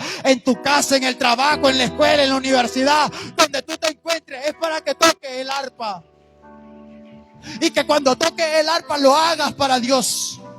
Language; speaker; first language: Spanish; native; Spanish